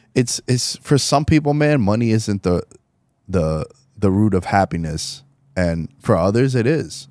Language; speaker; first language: English; native; English